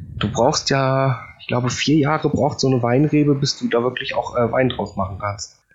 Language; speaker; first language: German; early bilingual, other home language; Polish